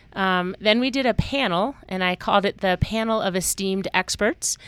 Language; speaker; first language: English; native; English